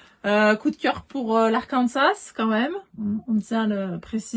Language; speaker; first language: French; native; French